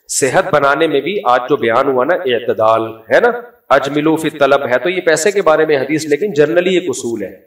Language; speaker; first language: Urdu; native; Urdu